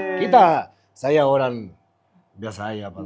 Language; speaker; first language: Indonesian; non-native, fluent; Spanish